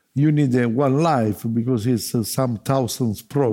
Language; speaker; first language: English; non-native, learner; Italian